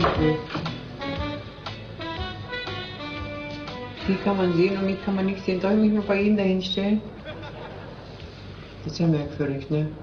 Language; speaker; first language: German; native; German